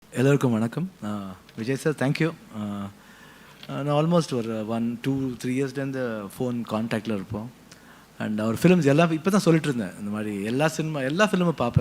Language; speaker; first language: Tamil; non-native, local second language; Kannada